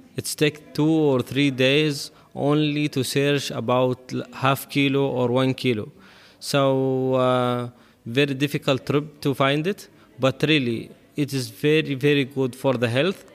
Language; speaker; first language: English; non-native, learner; Arabic